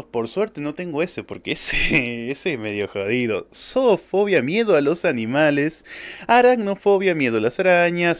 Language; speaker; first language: Spanish; native; Spanish